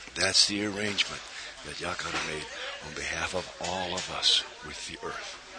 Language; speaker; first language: English; native; English